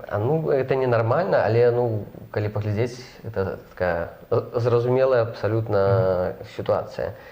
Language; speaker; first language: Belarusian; non-native, local second language; Russian